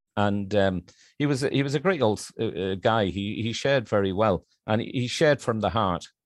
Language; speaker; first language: English; native; English